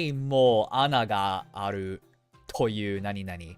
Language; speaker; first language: Japanese; non-native, fluent; English